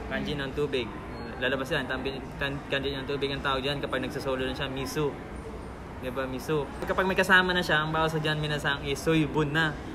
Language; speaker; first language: Filipino; non-native, local second language; Hiligaynon